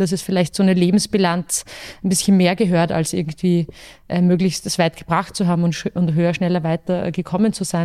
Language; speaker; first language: German; native; German